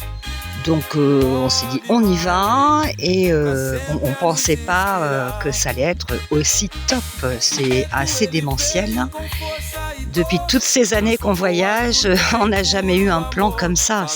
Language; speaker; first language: French; native; French